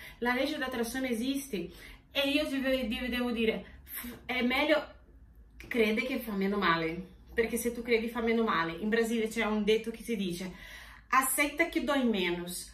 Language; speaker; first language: Italian; non-native, fluent; Portuguese